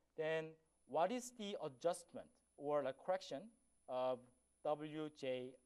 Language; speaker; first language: English; non-native, fluent; Korean